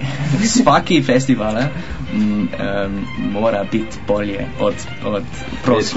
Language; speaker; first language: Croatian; non-native, learner; Dutch